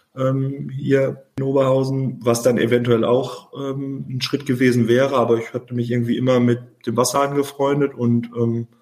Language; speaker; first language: German; native; German